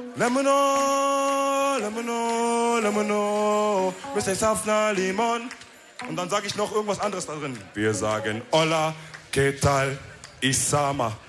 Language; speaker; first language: German; early bilingual, other home language; Wolof